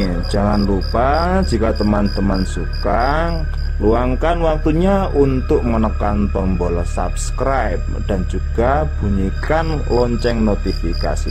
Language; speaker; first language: Indonesian; native; Indonesian